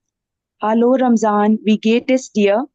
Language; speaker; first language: German; non-native, learner; Urdu